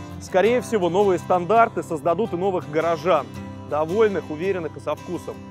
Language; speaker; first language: Russian; native; Russian